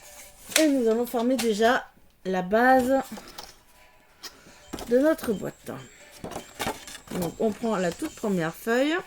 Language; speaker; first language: French; native; French